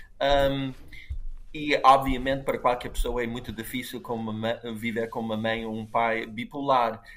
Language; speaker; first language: Portuguese; non-native, fluent; English